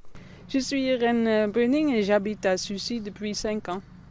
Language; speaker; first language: French; non-native, fluent; Dutch